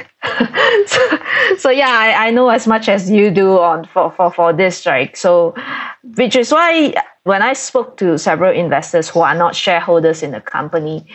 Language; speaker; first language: English; non-native, local second language; Cantonese